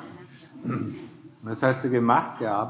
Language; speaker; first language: German; non-native, fluent; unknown